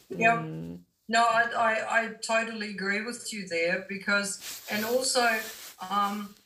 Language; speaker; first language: English; non-native, fluent; German